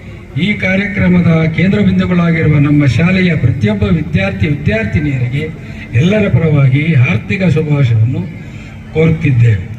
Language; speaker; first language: Kannada; native; Kannada